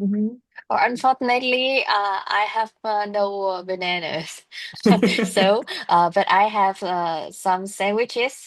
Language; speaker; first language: English; non-native, learner; Vietnamese